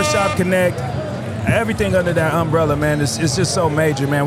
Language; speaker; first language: English; native; English